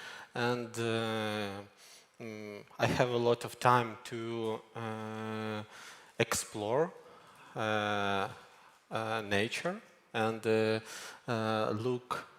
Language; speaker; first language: English; non-native, learner; Ukrainian